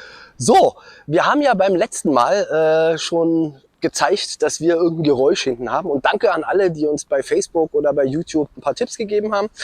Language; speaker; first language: German; native; German